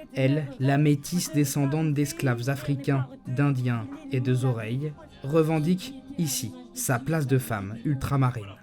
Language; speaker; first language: French; native; French